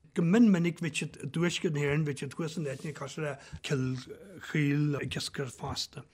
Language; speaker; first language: Irish; native; Irish